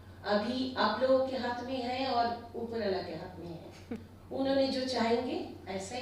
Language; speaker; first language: Hindi; non-native, local second language; Bangla